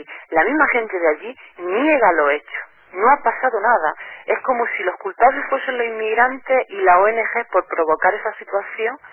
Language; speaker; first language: Spanish; native; Spanish